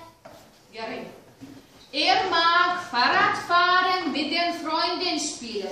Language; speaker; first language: German; non-native, fluent; Lithuanian